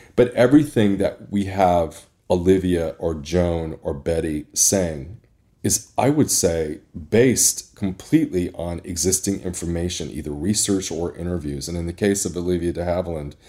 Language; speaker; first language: English; native; English